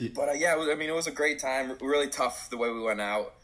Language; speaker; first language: English; native; English